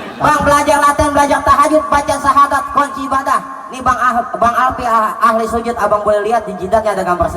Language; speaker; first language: Indonesian; native; Indonesian